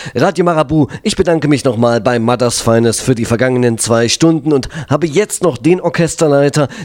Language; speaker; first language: German; native; German